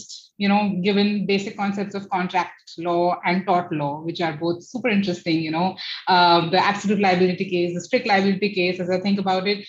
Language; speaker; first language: English; non-native, local second language; Hindi